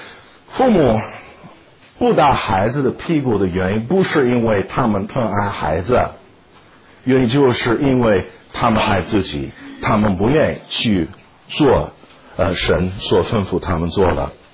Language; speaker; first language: Chinese; non-native, fluent; English